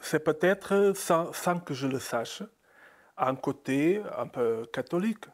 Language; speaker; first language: French; non-native, fluent; Portuguese